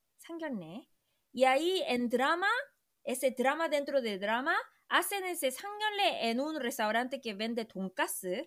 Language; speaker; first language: Spanish; non-native, fluent; Korean